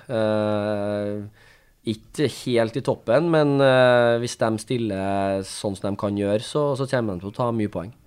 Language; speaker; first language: Norwegian; native; Norwegian